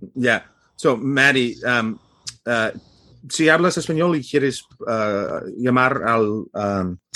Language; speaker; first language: Spanish; early bilingual, heritage; Spanish